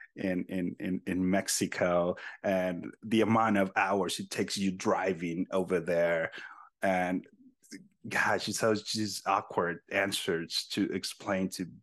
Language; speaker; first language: English; non-native, fluent; Spanish